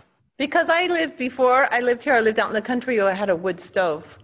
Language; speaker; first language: English; native; English